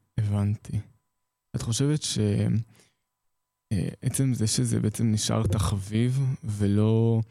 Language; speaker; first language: Hebrew; native; Hebrew